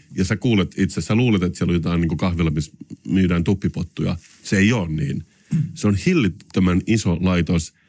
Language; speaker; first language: Finnish; non-native, local second language; Swedish